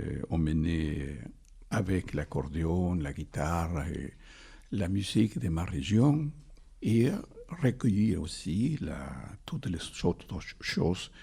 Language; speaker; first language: French; non-native, fluent; Spanish